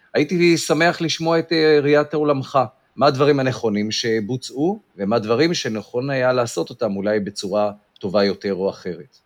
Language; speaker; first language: Hebrew; native; Hebrew